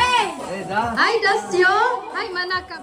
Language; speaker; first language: Japanese; non-native, learner; Filipino